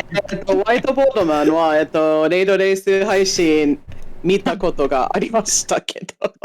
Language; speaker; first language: Japanese; non-native, fluent; English